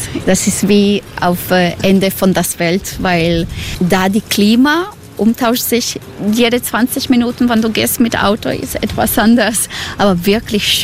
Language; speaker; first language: German; non-native, learner; Croatian